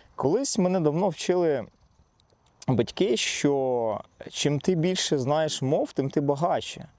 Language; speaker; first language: Ukrainian; non-native, local second language; Russian